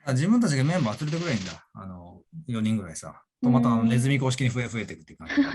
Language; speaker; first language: Japanese; native; Japanese